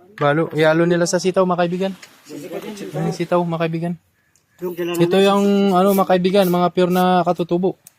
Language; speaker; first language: Filipino; non-native, local second language; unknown